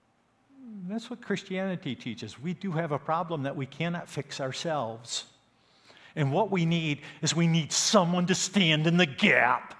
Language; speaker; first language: English; native; English